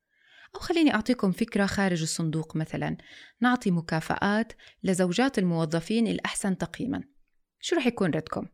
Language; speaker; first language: Arabic; native; Arabic